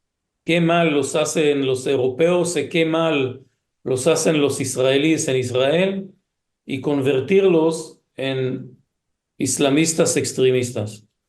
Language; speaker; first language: Spanish; early bilingual, heritage; Hebrew